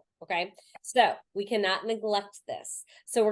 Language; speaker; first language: English; native; English